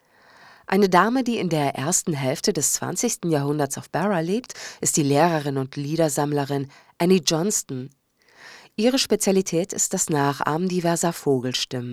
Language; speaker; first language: German; native; German